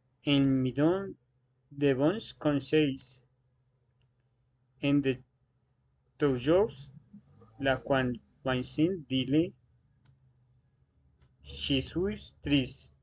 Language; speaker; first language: French; non-native, learner; Spanish